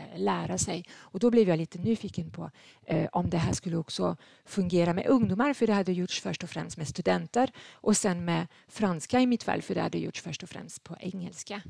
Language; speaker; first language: Swedish; non-native, fluent; French